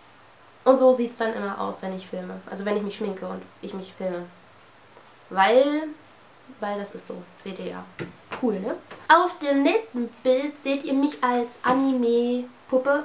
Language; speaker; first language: German; native; German